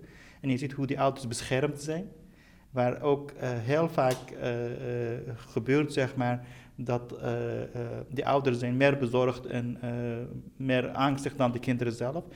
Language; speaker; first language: Dutch; non-native, fluent; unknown